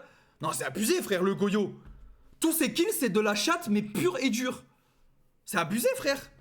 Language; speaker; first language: French; native; French